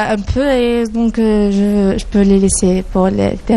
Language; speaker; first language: French; non-native, learner; Arabic